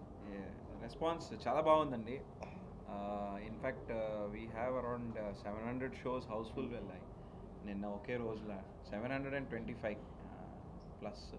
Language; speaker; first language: Telugu; native; Telugu